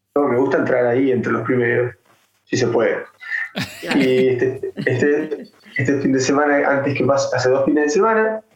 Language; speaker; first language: Spanish; native; Spanish